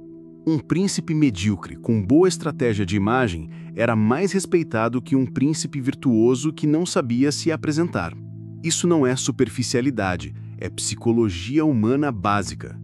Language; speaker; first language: Portuguese; native; Portuguese